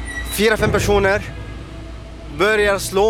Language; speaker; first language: Swedish; non-native, fluent; Arabic